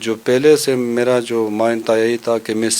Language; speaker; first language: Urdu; non-native, local second language; Hazaragi